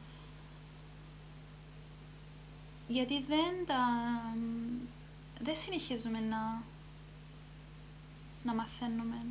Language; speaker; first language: Greek; early bilingual, heritage; Greek